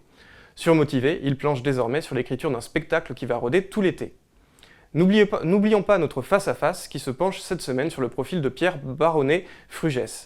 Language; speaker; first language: French; native; French